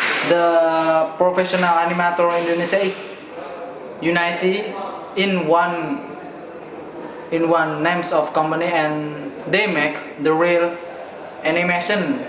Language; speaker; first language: English; non-native, learner; Indonesian